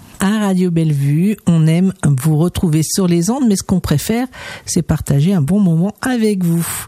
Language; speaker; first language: French; native; French